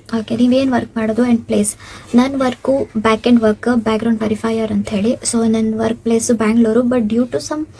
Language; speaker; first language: Kannada; native; Kannada